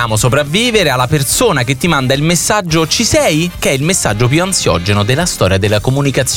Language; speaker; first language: Italian; native; Italian